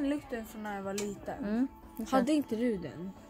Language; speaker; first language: Swedish; early bilingual, other home language; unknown